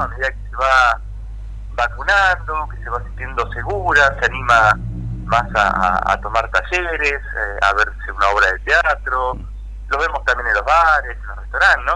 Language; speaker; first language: Spanish; native; Spanish